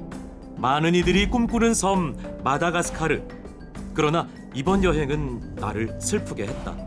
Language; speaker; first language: Korean; native; Korean